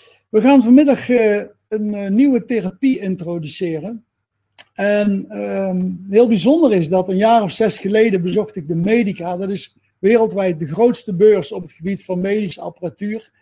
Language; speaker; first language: Dutch; native; Dutch